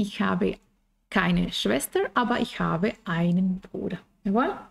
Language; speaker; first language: German; non-native, fluent; Spanish